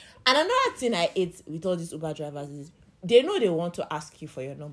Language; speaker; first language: English; non-native, local second language; Yoruba